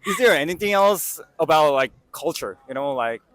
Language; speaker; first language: English; non-native, learner; Korean